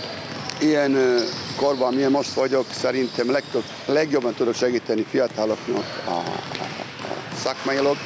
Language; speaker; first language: Hungarian; non-native, learner; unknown